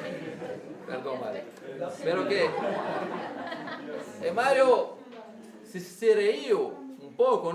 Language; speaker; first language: Spanish; non-native, learner; Portuguese